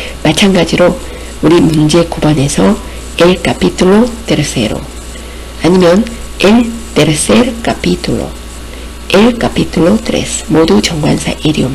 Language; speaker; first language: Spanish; non-native, fluent; Korean